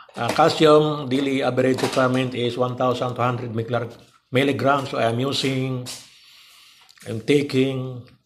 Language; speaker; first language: English; non-native, local second language; Cebuano